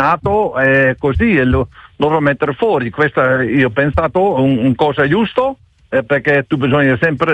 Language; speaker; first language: Italian; non-native, learner; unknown